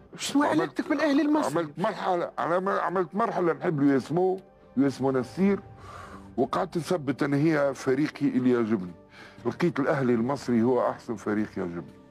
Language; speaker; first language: Arabic; native; Arabic